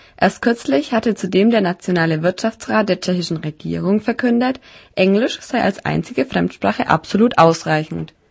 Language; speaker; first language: German; native; German